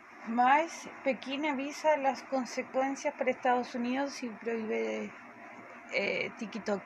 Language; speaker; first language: Portuguese; non-native, learner; Spanish